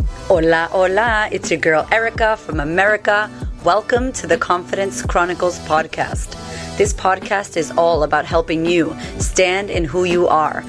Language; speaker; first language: English; native; English